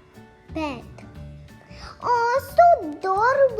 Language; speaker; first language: English; non-native, learner; Hindi